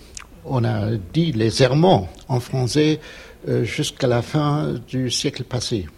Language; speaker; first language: French; non-native, fluent; German